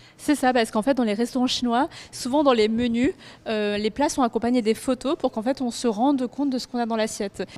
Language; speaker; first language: French; early bilingual, other home language; Chinese